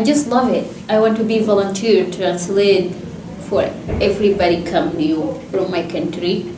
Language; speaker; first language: English; non-native, learner; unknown